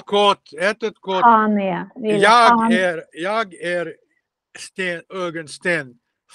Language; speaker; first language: Swedish; non-native, learner; Russian